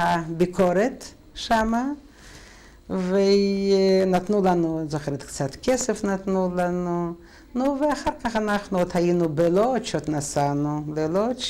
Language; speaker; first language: Hebrew; non-native, fluent; Russian